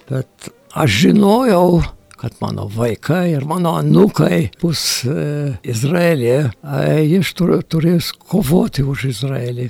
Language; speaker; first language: Lithuanian; non-native, local second language; Yiddish